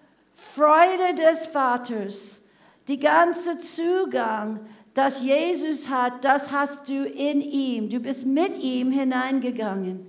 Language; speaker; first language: German; non-native, fluent; English